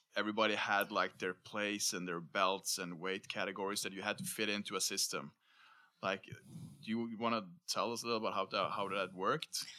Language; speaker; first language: English; non-native, fluent; Norwegian